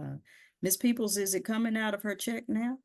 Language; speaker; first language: English; native; English